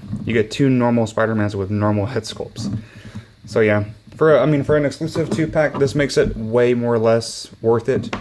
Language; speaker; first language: English; native; English